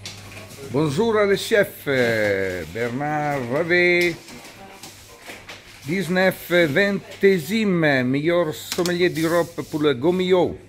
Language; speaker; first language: French; non-native, learner; Italian